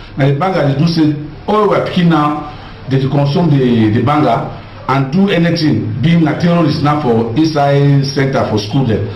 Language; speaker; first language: Nigerian Pidgin; non-native, local second language; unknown